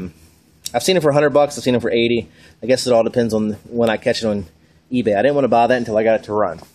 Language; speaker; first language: English; native; English